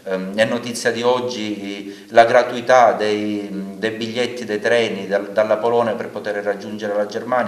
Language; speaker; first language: Italian; native; Italian